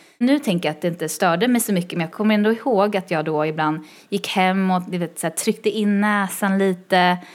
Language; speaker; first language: Swedish; early bilingual, other home language; Chinese